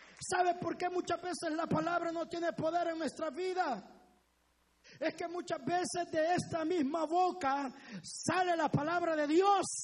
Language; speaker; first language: Spanish; native; Spanish